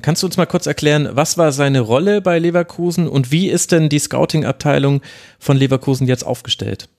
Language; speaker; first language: German; native; German